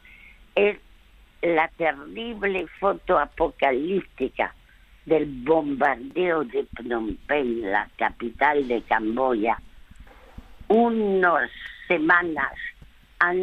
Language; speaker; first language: Spanish; early bilingual, other home language; French